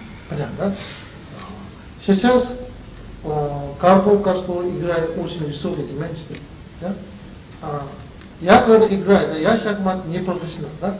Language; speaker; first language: Russian; non-native, learner; Tibetan